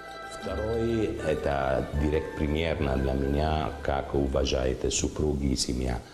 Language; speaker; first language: Russian; non-native, learner; Italian